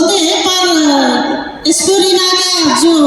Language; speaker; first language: Hindi; non-native, learner; Nepali